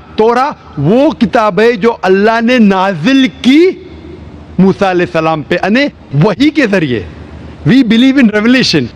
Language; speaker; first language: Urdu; non-native, local second language; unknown